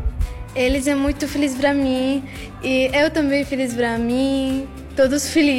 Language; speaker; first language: Portuguese; non-native, learner; Arabic